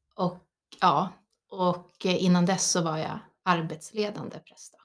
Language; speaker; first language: Swedish; early bilingual, other home language; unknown